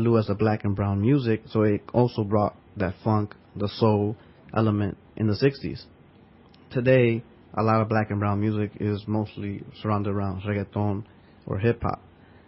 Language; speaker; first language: English; early bilingual, other home language; Spanish